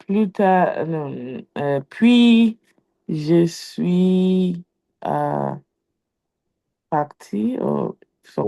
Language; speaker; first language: French; non-native, learner; English